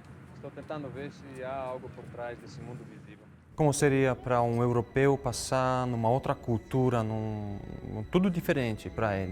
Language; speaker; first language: Portuguese; non-native, fluent; Polish